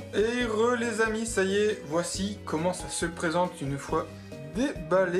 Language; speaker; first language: French; native; French